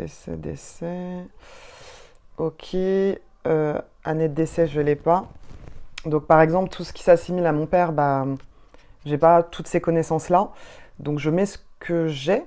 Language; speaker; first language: French; native; French